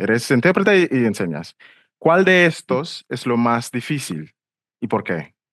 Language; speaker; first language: Spanish; non-native, fluent; English